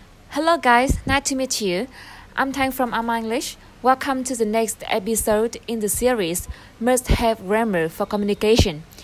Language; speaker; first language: English; non-native, fluent; Vietnamese